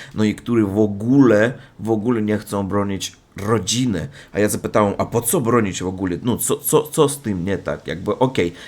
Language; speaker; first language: Polish; non-native, learner; Russian